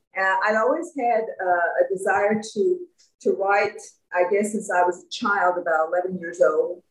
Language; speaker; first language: English; native; English